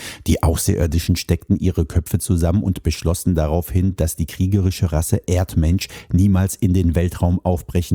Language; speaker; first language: German; native; German